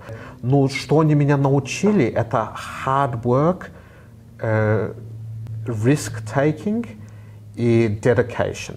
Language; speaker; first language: Russian; early bilingual, heritage; Russian